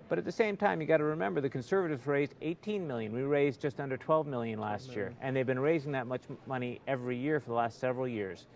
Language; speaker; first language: English; native; English